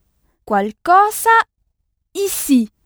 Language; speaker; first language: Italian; non-native, fluent; French